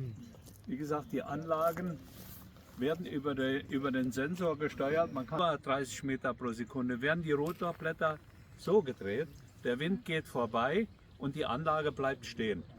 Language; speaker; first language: German; native; German